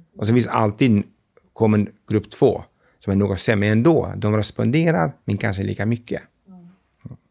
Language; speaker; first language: Swedish; non-native, fluent; Kurdish